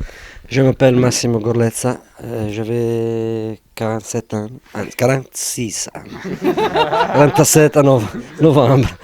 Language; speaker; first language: French; non-native, learner; Italian